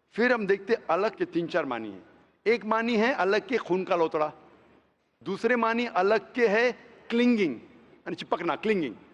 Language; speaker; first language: Hindi; non-native, local second language; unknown